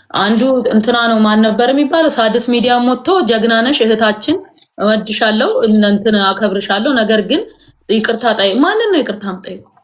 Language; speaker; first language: Amharic; native; Amharic